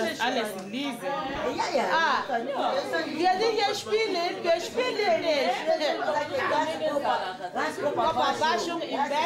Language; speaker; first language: German; non-native, fluent; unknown